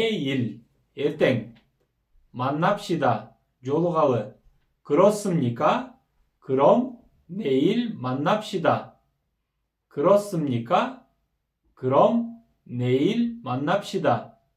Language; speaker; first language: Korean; non-native, fluent; Kyrgyz